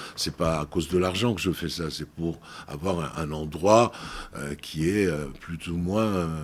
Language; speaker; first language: French; non-native, fluent; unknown